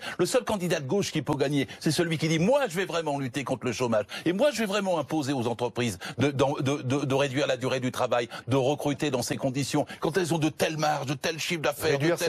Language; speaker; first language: French; native; French